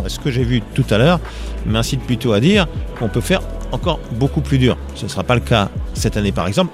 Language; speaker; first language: French; native; French